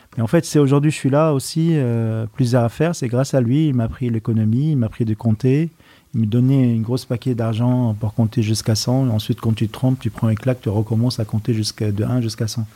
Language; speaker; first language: French; non-native, fluent; Arabic